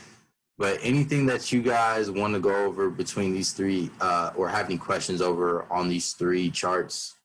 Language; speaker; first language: English; native; English